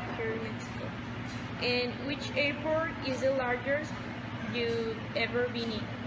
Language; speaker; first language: English; non-native, learner; Spanish